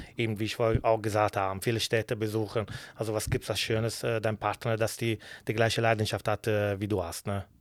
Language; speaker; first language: German; non-native, learner; Italian